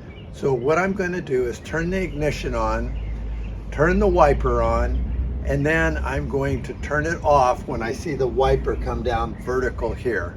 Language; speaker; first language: English; native; English